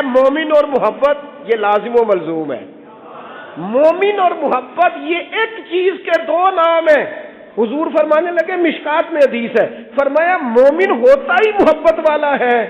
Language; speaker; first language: Urdu; non-native, local second language; Punjabi